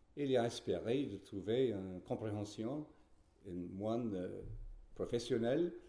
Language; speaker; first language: French; non-native, fluent; English